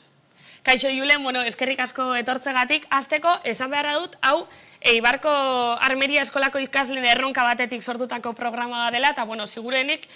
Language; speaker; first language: Basque; native; Basque